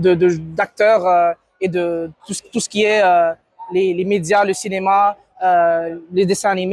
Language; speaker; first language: French; native; French